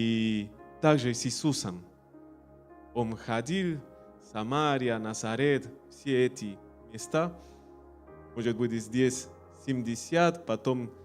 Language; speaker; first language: Russian; non-native, learner; Spanish